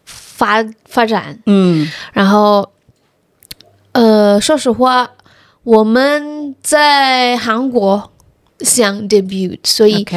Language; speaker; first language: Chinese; non-native, fluent; Indonesian